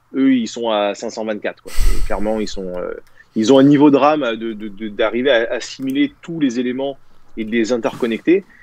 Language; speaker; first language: French; native; French